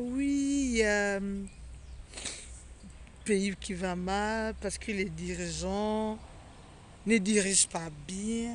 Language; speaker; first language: French; non-native, local second language; Fang